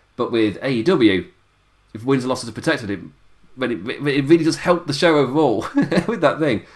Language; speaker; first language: English; native; English